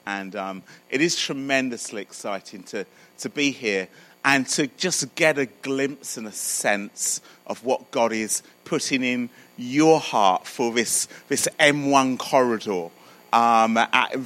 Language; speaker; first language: English; native; English